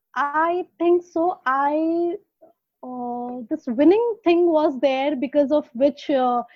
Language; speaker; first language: English; non-native, local second language; Hindi